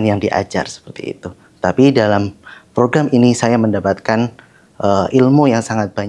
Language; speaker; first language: Indonesian; non-native, local second language; Javanese